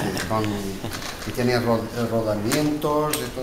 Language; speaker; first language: Spanish; non-native, learner; Portuguese